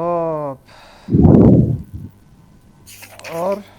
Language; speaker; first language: Persian; non-native, fluent; Urdu